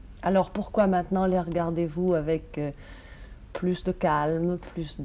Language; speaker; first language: French; native; French